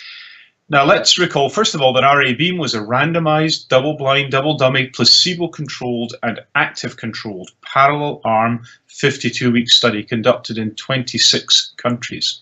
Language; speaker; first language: English; native; English